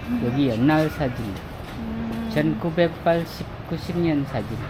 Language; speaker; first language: Korean; non-native, learner; Indonesian